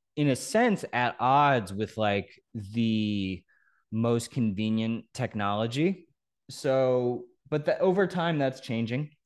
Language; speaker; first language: English; native; English